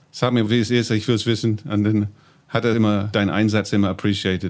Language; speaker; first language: German; non-native, fluent; English